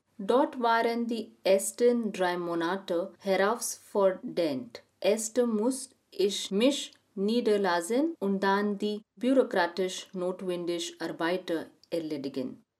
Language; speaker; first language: German; non-native, learner; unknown